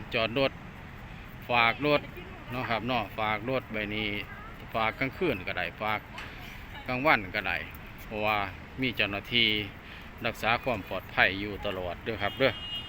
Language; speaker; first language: Thai; non-native, local second language; Northeastern Thai